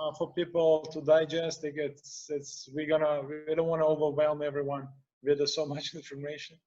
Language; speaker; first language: English; non-native, fluent; Russian